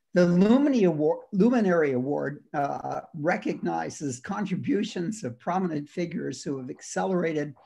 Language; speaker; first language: English; native; English